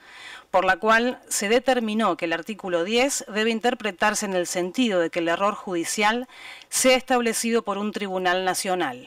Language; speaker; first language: Spanish; native; Spanish